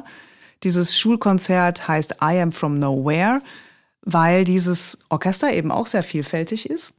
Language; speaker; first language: German; native; German